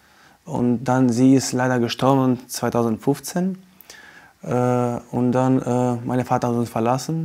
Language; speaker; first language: German; non-native, fluent; Albanian